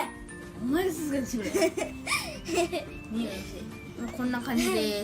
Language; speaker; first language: Japanese; early bilingual, heritage; Japanese